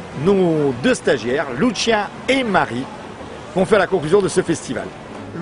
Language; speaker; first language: French; native; French